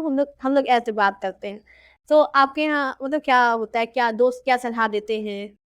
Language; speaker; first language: Hindi; native; Hindi